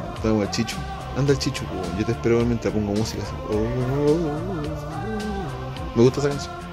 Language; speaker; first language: Spanish; native; Spanish